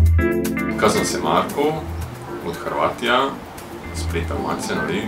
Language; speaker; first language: Bulgarian; non-native, learner; Croatian